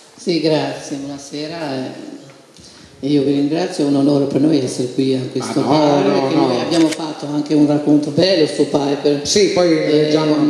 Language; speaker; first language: Italian; non-native, fluent; Albanian